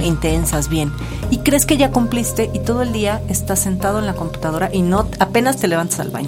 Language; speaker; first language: Spanish; native; Spanish